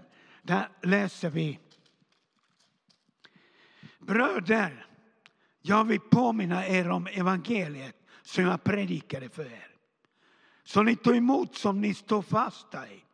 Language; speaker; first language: Swedish; non-native, fluent; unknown